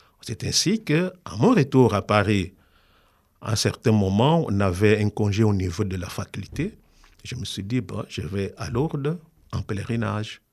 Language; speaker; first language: French; non-native, local second language; Kongo